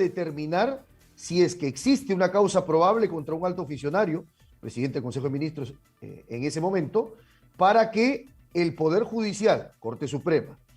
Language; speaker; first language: Spanish; native; Spanish